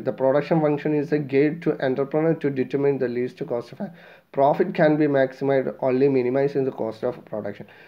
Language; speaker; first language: English; non-native, local second language; Malayalam